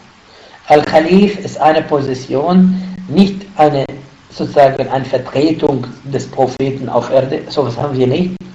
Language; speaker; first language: German; non-native, fluent; Arabic